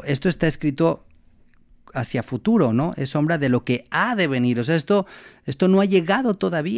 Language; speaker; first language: Spanish; native; Spanish